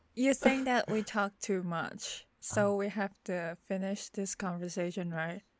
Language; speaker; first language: English; non-native, local second language; Cantonese